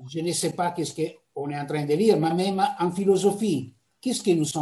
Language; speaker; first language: French; non-native, fluent; Italian